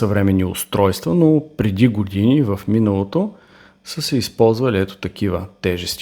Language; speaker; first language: Bulgarian; native; Bulgarian